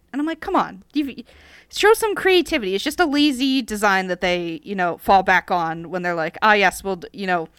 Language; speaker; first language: English; native; English